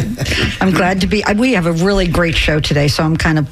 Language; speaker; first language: English; native; English